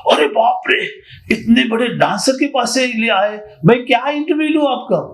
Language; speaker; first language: Hindi; non-native, local second language; Marathi